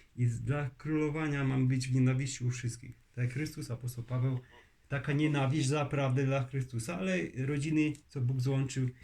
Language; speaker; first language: Polish; native; Polish